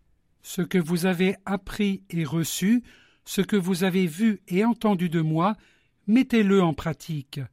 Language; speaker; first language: French; native; French